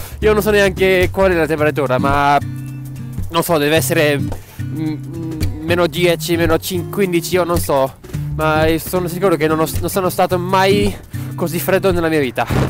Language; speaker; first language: Italian; non-native, fluent; English